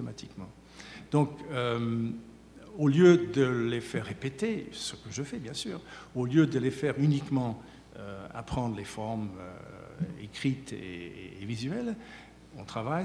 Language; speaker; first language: French; native; French